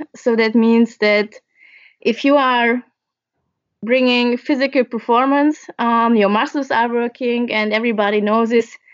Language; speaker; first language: English; early bilingual, other home language; Hungarian